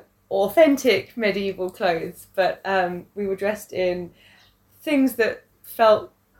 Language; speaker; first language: English; native; English